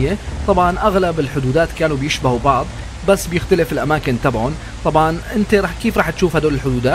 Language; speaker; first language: Arabic; native; Arabic